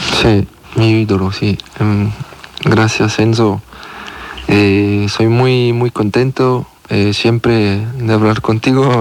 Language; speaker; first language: Spanish; non-native, learner; French